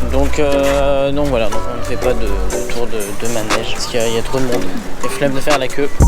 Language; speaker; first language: French; native; French